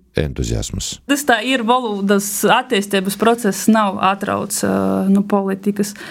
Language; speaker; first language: Latvian; non-native, fluent; German